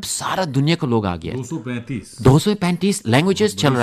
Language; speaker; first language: Hindi; non-native, fluent; English